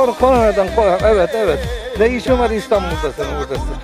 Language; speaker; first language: Turkish; native; Turkish